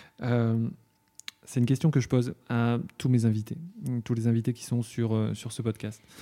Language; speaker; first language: French; native; French